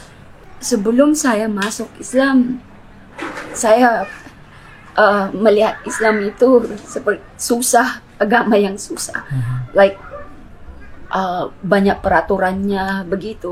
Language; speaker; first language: Indonesian; non-native, fluent; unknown